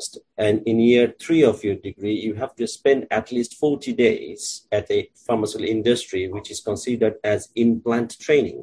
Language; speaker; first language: English; non-native, local second language; Bangla